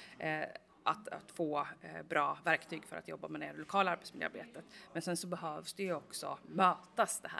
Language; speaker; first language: Swedish; native; Swedish